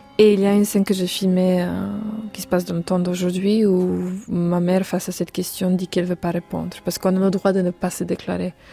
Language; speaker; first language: French; non-native, fluent; Serbian